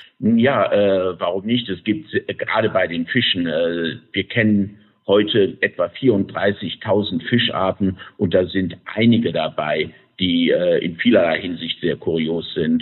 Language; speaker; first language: German; native; German